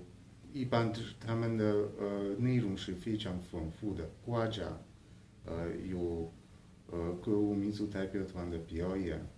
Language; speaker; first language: Chinese; non-native, fluent; Hungarian